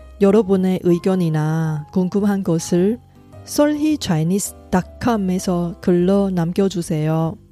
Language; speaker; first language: Korean; non-native, fluent; Chinese